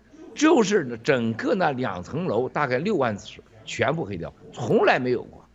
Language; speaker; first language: Chinese; native; Chinese